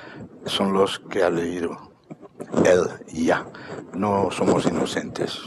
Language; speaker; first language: Spanish; non-native, fluent; Dutch